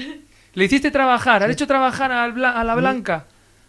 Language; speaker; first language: Spanish; native; Spanish